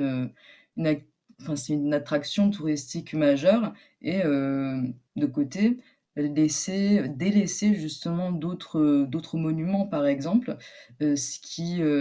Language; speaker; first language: French; native; French